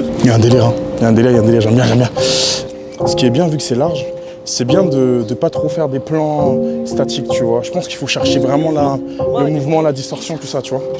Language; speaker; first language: French; early bilingual, other home language; Lingala